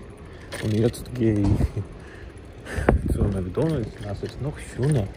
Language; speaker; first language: German; non-native, learner; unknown